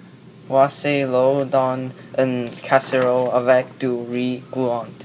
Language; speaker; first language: French; non-native, learner; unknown